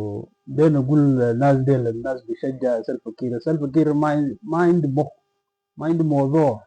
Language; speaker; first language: Arabic; non-native, local second language; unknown